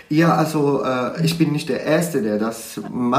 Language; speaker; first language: German; non-native, learner; Arabic